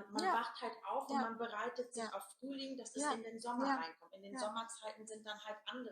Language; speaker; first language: German; native; German